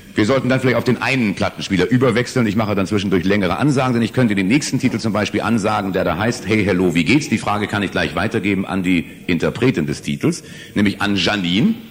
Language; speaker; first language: German; native; German